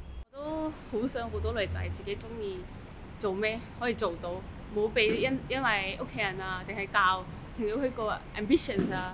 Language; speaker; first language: Cantonese; early bilingual, other home language; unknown